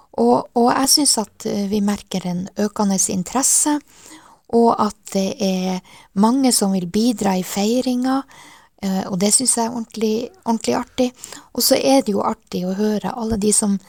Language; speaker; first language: Norwegian; non-native, local second language; Northern Sami